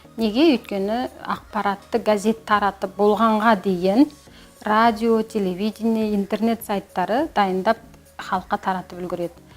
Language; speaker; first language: Kazakh; native; Kazakh